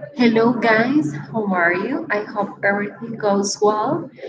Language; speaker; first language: English; non-native, fluent; Spanish